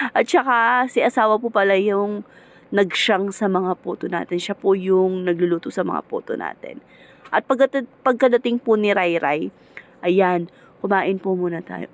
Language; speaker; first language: Filipino; native; Filipino